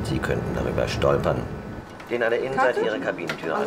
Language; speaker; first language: German; native; German